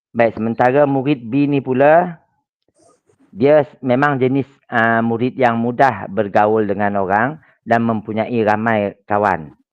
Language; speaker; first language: Malay; native; Malay